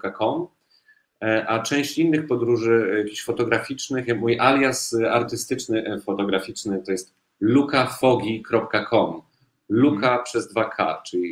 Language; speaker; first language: Polish; native; Polish